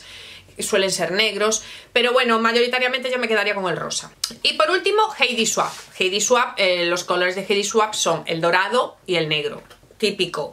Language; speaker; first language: Spanish; native; Spanish